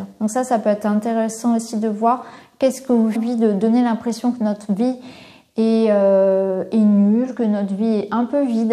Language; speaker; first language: French; native; French